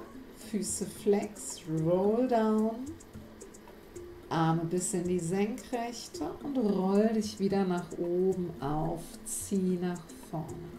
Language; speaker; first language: German; native; German